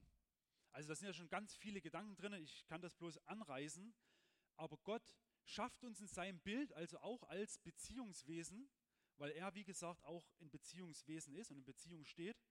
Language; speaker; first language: German; native; German